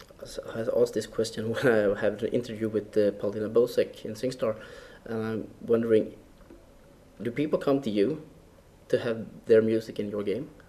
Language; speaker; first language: English; non-native, fluent; Swedish